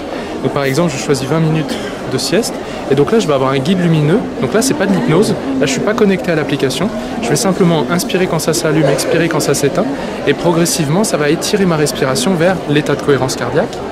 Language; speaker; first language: French; native; French